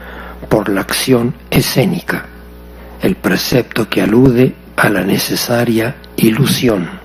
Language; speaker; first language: Spanish; native; Spanish